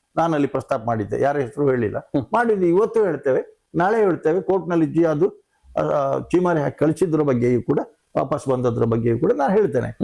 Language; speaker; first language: Kannada; non-native, local second language; Tulu